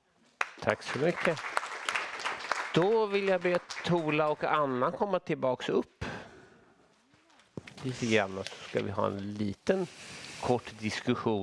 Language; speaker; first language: Swedish; native; Swedish